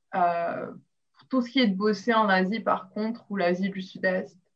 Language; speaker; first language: French; non-native, local second language; Arabic